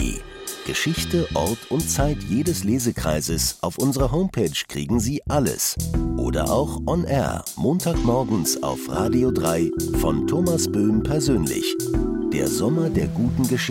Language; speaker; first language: German; native; German